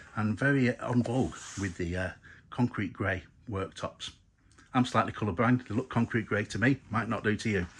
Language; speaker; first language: English; native; English